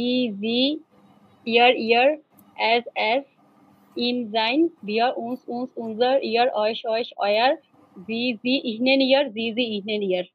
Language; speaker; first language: German; non-native, learner; Bangla